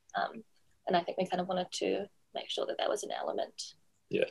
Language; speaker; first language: English; native; English